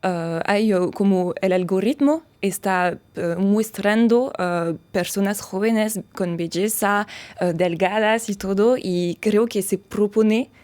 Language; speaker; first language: Spanish; non-native, fluent; French